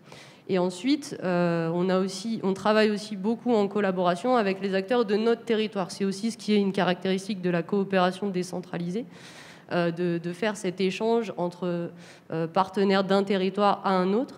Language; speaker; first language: French; native; French